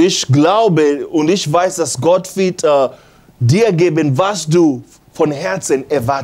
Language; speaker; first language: German; non-native, learner; English